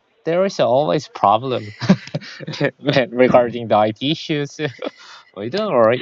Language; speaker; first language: English; non-native, learner; Korean